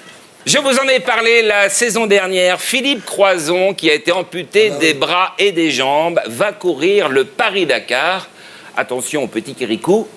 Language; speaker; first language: French; native; French